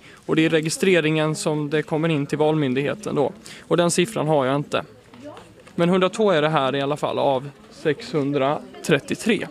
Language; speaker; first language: Swedish; native; Swedish